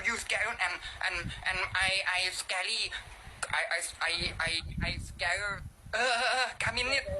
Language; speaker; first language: English; non-native, learner; Thai